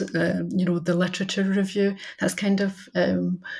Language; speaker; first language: English; native; English